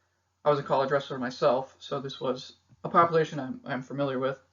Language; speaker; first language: English; native; English